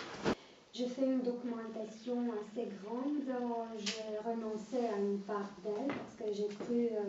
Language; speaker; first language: French; non-native, fluent; Romanian